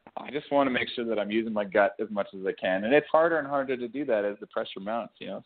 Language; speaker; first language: English; native; English